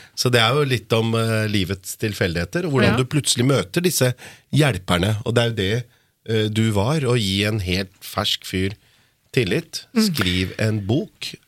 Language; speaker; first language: Norwegian; early bilingual, other home language; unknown